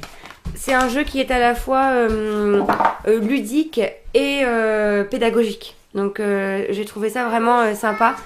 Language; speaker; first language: French; native; French